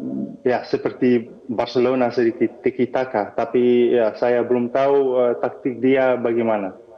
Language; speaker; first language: Indonesian; non-native, fluent; Dutch